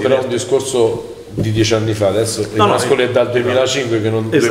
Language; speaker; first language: Italian; native; Italian